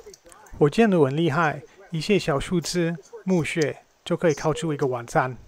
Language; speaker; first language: Chinese; non-native, fluent; English